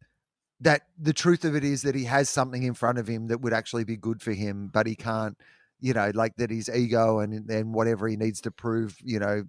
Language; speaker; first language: English; native; English